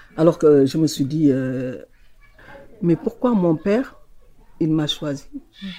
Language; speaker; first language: French; non-native, local second language; Wolof